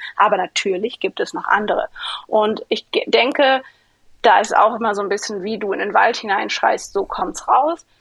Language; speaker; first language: German; early bilingual, other home language; Greek